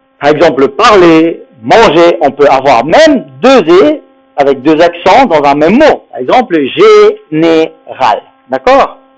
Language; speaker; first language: French; non-native, fluent; Spanish